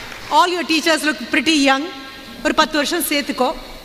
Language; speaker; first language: English; non-native, local second language; Tamil